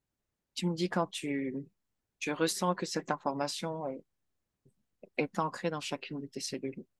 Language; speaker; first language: French; native; French